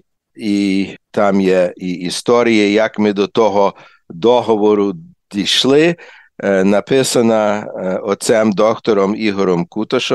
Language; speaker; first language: Ukrainian; early bilingual, heritage; English